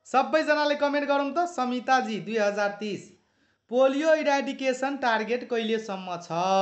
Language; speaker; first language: Nepali; non-native, local second language; Maithili